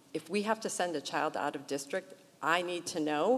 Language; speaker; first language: English; early bilingual, other home language; Portuguese